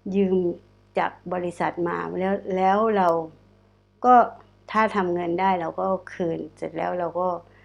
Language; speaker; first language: Thai; non-native, local second language; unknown